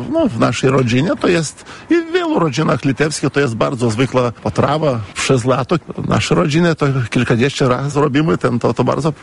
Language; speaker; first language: Polish; non-native, fluent; Lithuanian